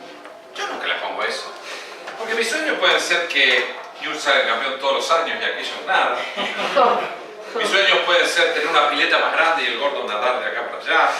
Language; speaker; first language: Spanish; native; Spanish